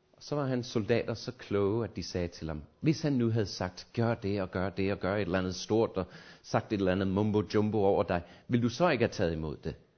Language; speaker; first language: Danish; native; Danish